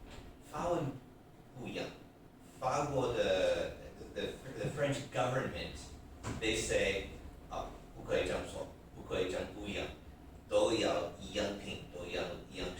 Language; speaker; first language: Chinese; non-native, learner; English